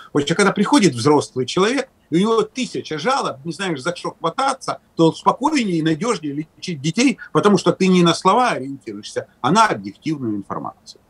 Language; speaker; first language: Russian; native; Russian